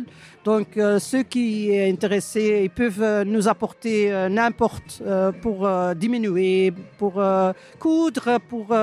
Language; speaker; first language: French; non-native, fluent; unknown